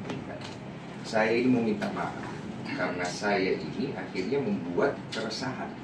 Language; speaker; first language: Indonesian; native; Indonesian